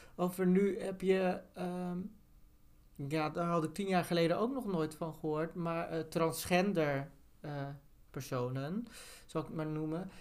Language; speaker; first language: Dutch; early bilingual, other home language; Turkish